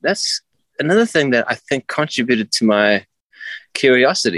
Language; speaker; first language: English; native; English